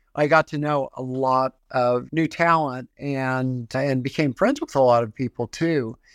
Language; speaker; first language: English; native; English